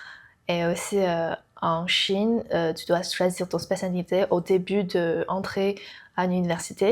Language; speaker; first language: French; non-native, learner; Chinese